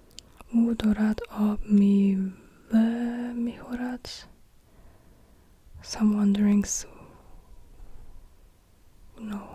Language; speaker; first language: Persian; non-native, learner; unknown